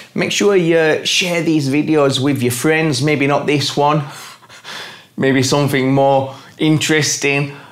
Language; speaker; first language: English; native; English